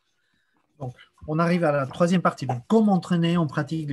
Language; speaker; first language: French; native; French